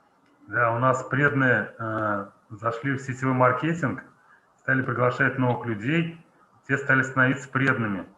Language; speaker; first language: Russian; native; Russian